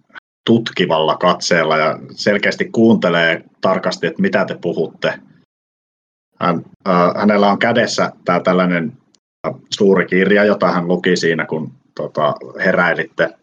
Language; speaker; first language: Finnish; native; Finnish